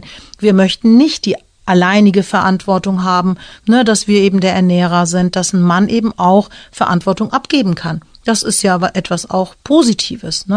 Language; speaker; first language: German; early bilingual, other home language; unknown